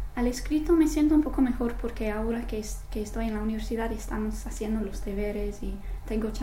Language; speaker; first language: Spanish; non-native, fluent; English